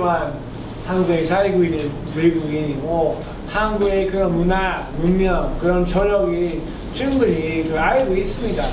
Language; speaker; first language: Korean; non-native, fluent; English